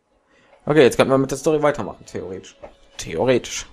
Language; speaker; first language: German; native; German